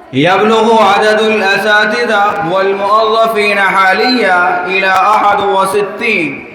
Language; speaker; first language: Arabic; non-native, learner; Urdu